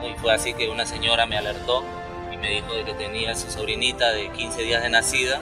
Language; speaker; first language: Spanish; native; Spanish